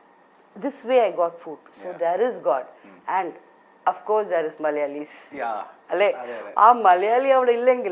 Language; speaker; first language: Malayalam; non-native, local second language; Tamil